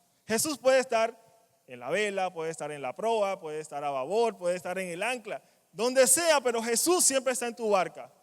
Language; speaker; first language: Spanish; native; Spanish